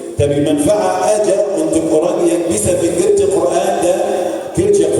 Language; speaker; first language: Indonesian; non-native, learner; Arabic